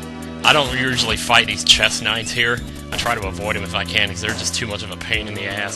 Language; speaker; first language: English; native; English